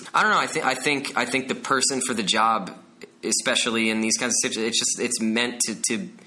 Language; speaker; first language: English; native; English